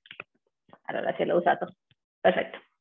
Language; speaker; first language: Italian; non-native, fluent; Spanish